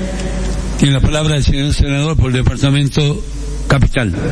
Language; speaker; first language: Spanish; native; Spanish